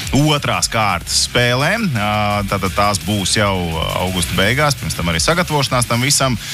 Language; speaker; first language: Latvian; native; Latvian